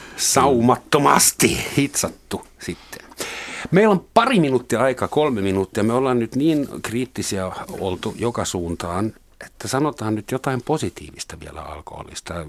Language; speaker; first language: Finnish; non-native, fluent; German